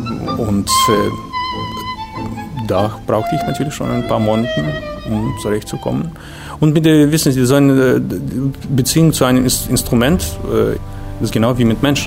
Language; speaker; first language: German; non-native, fluent; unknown